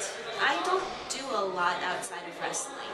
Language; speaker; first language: English; native; English